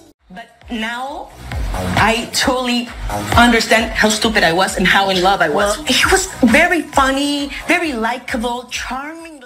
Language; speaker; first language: English; non-native, fluent; Spanish